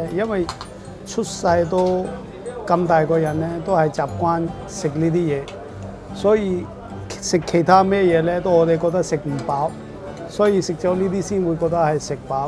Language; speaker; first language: Cantonese; non-native, fluent; Urdu